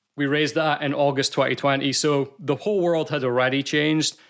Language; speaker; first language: English; native; English